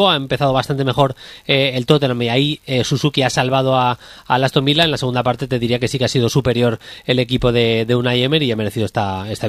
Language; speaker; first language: Spanish; native; Spanish